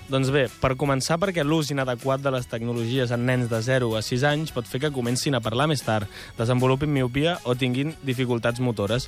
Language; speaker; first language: Catalan; native; Catalan